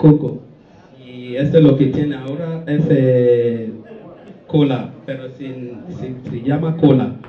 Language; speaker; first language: Spanish; non-native, learner; Bini